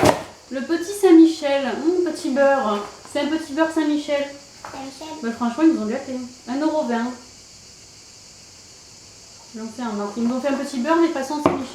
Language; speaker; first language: French; native; French